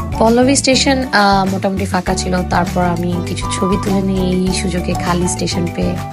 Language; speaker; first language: Bangla; early bilingual, heritage; Bangla